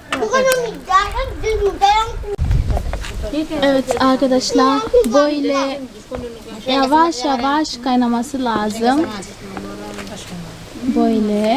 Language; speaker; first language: Turkish; non-native, fluent; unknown